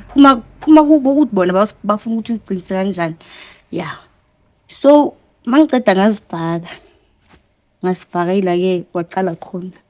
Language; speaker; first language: Zulu; native; Zulu